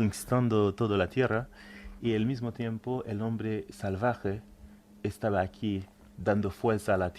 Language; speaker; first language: Spanish; non-native, fluent; Haitian Creole